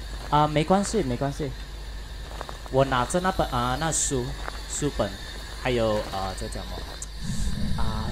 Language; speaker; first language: Chinese; non-native, learner; Malay